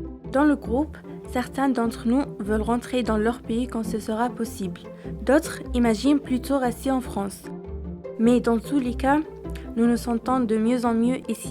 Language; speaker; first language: French; non-native, learner; Arabic